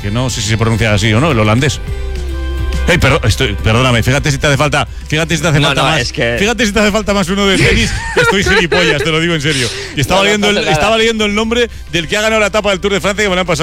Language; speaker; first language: Spanish; native; Spanish